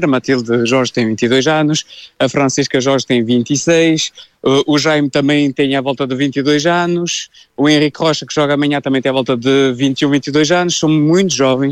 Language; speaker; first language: Portuguese; native; Portuguese